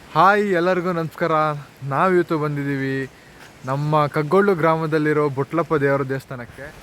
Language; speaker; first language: Kannada; non-native, local second language; Kodava